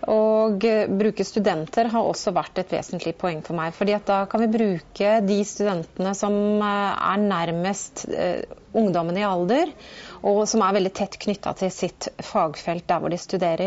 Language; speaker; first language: Norwegian; native; Norwegian